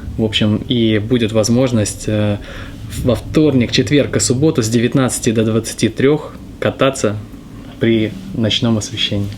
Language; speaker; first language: Russian; native; Russian